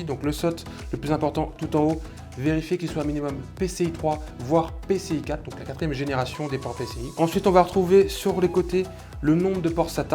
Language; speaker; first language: French; native; French